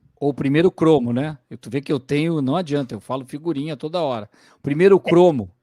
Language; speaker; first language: Portuguese; native; Portuguese